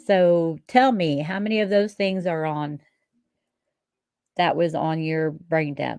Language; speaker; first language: English; native; English